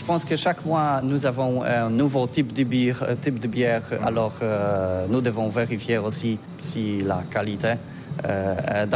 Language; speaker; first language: French; non-native, learner; Polish